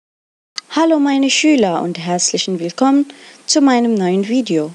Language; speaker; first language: German; non-native, fluent; Arabic